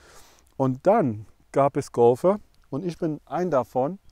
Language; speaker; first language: German; non-native, fluent; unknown